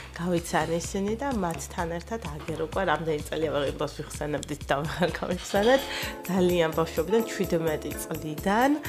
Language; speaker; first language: Georgian; native; Georgian